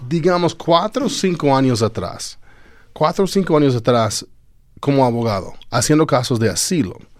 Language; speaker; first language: Spanish; non-native, fluent; English